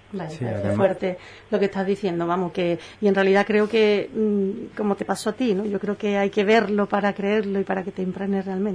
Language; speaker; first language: Spanish; native; Spanish